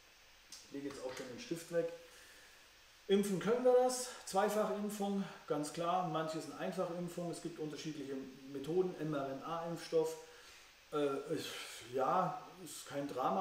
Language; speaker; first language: German; native; German